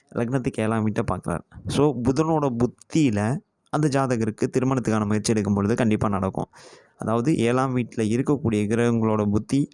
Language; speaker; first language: Tamil; native; Tamil